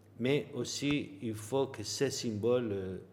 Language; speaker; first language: French; non-native, learner; Spanish